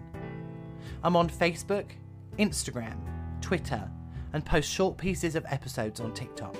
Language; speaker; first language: English; native; English